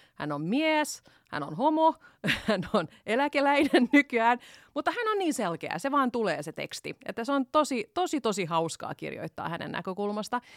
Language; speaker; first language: Finnish; non-native, local second language; Swedish